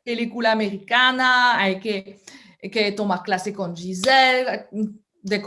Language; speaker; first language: Spanish; non-native, fluent; French